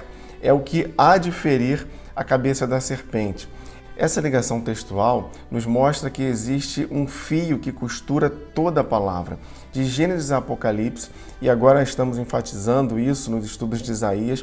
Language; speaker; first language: Portuguese; native; Portuguese